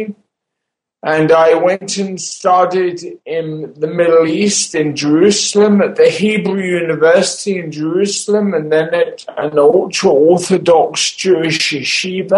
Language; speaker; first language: English; native; English